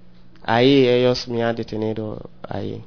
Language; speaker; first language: Spanish; non-native, learner; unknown